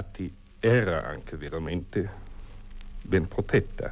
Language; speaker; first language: Italian; non-native, fluent; German